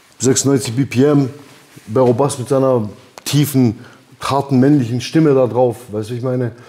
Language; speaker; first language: German; early bilingual, other home language; Albanian